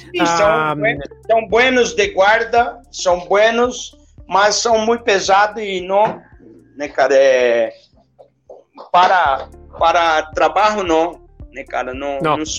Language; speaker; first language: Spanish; non-native, learner; Portuguese